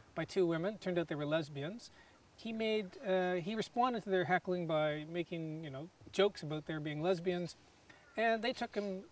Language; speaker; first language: English; native; English